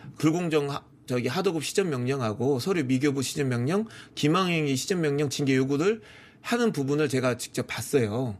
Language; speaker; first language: Korean; native; Korean